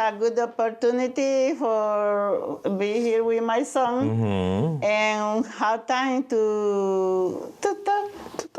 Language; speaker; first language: English; non-native, learner; Spanish